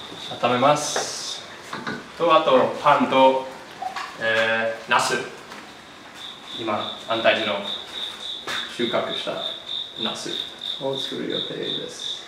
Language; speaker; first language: Japanese; non-native, learner; English